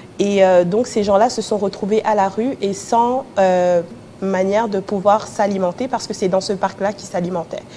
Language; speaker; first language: French; early bilingual, other home language; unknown